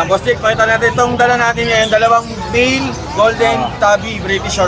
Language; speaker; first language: Filipino; native; Filipino